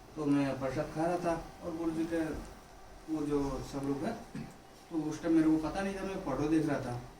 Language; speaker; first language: Hindi; non-native, local second language; Bangla